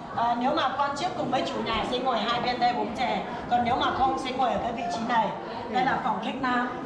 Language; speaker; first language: Vietnamese; non-native, fluent; Chinese